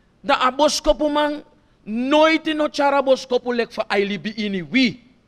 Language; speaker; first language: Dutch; non-native, local second language; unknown